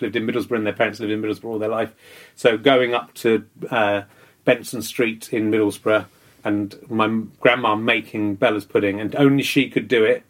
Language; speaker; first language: English; native; English